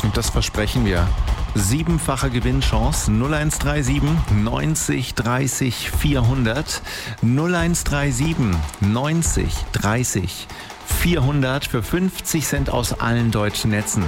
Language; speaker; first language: German; native; German